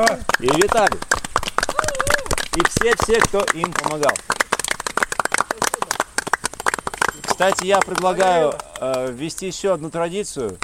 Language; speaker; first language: Russian; native; Russian